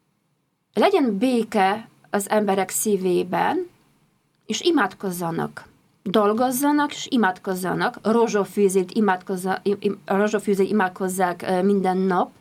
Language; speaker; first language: Hungarian; non-native, fluent; Polish